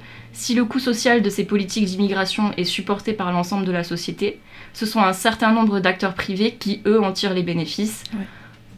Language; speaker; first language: French; native; French